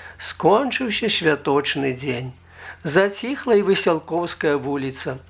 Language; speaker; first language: Belarusian; native; Belarusian